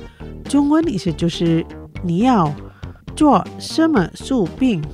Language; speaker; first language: Chinese; early bilingual, heritage; Chinese